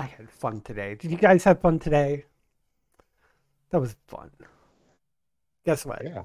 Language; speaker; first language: English; native; English